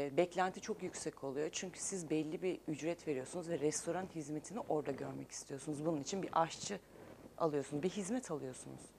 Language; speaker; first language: Turkish; native; Turkish